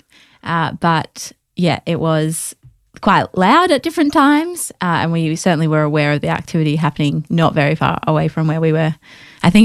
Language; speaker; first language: English; native; English